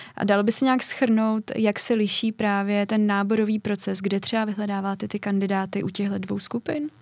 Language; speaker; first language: Czech; native; Czech